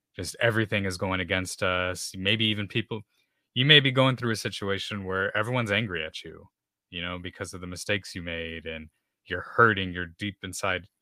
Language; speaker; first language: English; native; English